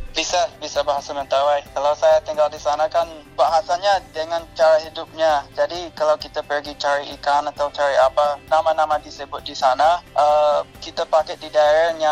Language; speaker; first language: Indonesian; non-native, fluent; English